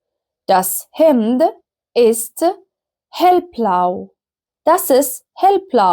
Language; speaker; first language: German; non-native, fluent; Arabic